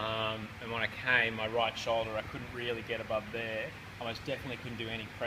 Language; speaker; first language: English; native; English